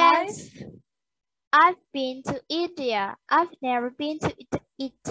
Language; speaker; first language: English; non-native, learner; Vietnamese